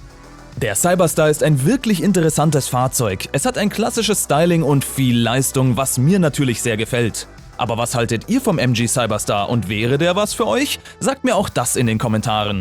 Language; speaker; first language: German; native; German